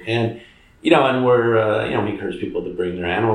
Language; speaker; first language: English; native; English